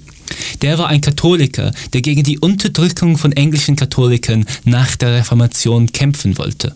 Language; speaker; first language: German; non-native, fluent; English